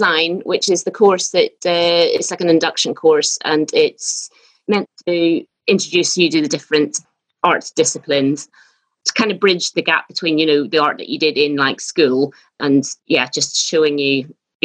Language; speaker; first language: English; native; English